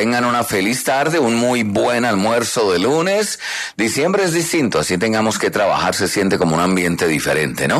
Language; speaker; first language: Spanish; native; Spanish